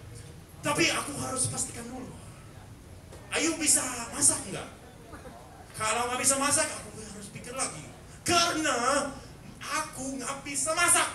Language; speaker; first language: Indonesian; non-native, fluent; English